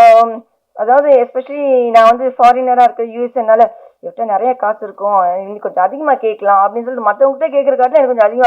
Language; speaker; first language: Tamil; early bilingual, heritage; Tamil